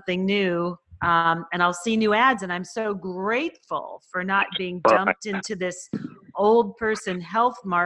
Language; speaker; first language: English; native; English